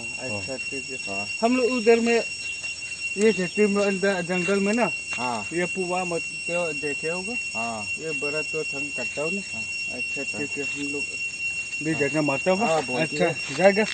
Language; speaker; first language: Hindi; non-native, local second language; Mizo